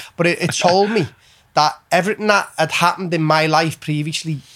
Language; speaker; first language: English; native; English